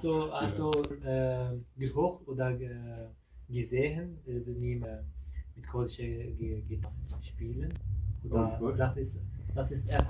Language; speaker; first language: German; non-native, learner; Kurdish